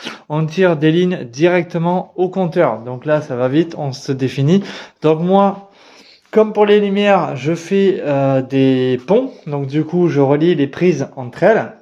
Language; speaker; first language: French; native; French